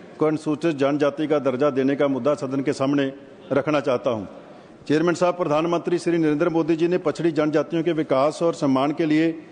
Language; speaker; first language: Hindi; non-native, local second language; Punjabi